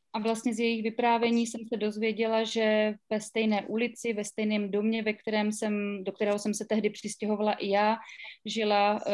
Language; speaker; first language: Czech; native; Czech